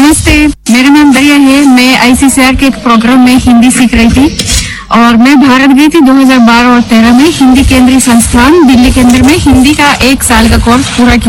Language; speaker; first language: Hindi; non-native, fluent; Russian